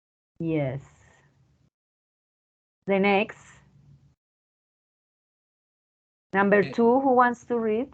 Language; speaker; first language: English; non-native, learner; Spanish